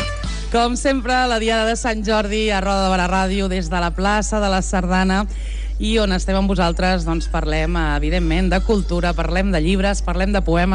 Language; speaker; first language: Catalan; native; Catalan